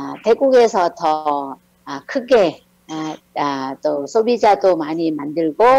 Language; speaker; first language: Korean; non-native, learner; Thai